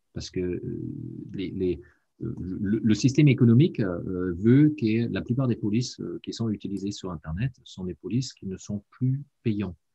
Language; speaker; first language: French; non-native, fluent; German